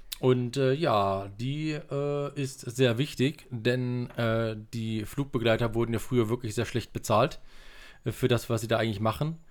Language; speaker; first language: German; native; German